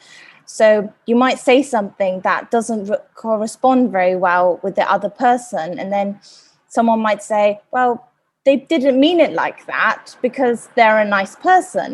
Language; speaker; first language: English; native; English